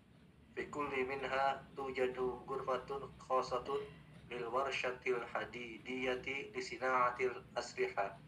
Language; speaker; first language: Arabic; non-native, learner; Indonesian